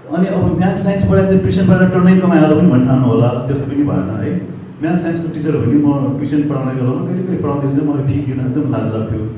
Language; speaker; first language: Nepali; non-native, local second language; Gurung